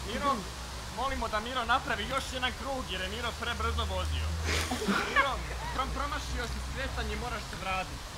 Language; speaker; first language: Croatian; native; Croatian